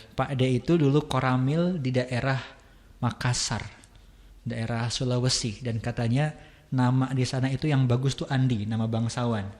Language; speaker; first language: Indonesian; non-native, local second language; Sundanese